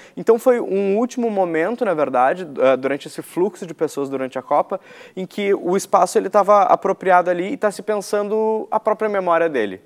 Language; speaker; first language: Portuguese; native; Portuguese